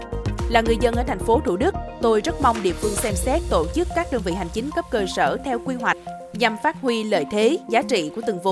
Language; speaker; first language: Vietnamese; native; Vietnamese